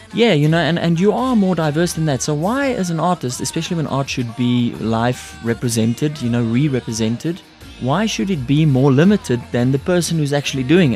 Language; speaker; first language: English; non-native, local second language; Afrikaans